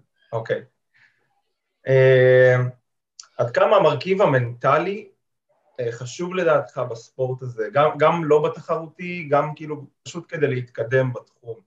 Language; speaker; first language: Hebrew; native; Hebrew